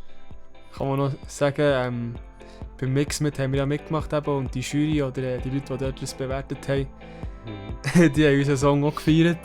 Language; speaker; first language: German; native; German